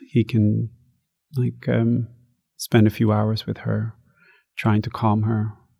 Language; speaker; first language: English; non-native, fluent; Swedish